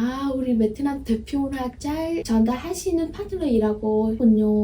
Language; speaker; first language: Korean; non-native, learner; Vietnamese